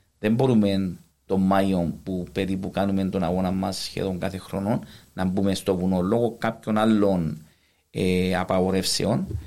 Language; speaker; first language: Greek; native; Greek